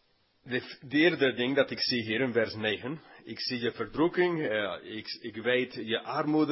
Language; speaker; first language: Dutch; non-native, fluent; English